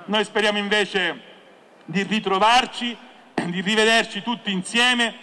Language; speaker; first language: Italian; native; Italian